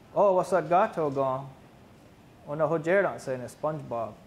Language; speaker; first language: English; native; English